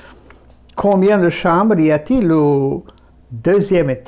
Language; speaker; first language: French; non-native, fluent; Bangla